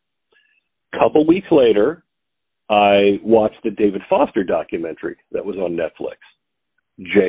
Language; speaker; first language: English; native; English